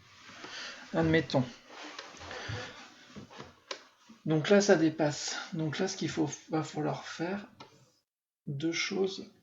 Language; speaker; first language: French; native; French